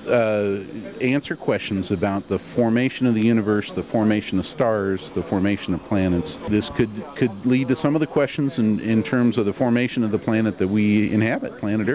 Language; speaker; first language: English; native; English